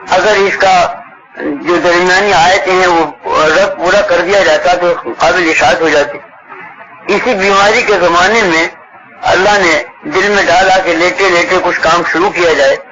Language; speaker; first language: Urdu; native; Urdu